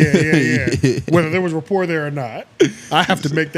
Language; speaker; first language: English; native; English